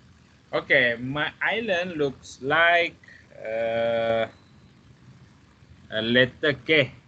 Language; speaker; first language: English; non-native, fluent; Malay